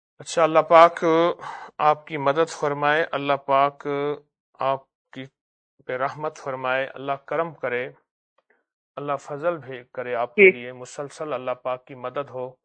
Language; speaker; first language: Urdu; native; Urdu